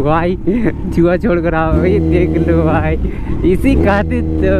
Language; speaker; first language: Hindi; native; Hindi